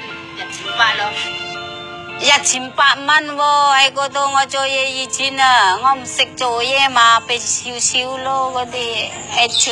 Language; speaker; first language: Cantonese; non-native, learner; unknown